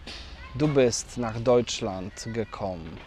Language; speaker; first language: German; non-native, fluent; Polish